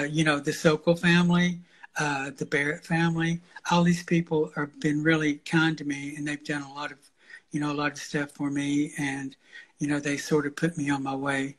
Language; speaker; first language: English; native; English